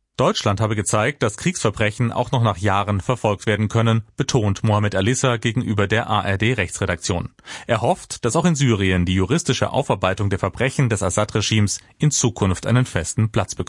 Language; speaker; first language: German; native; German